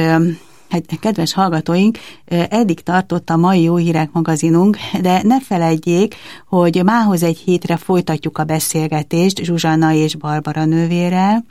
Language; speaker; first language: Hungarian; native; Hungarian